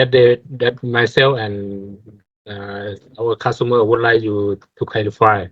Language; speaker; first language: English; non-native, fluent; Thai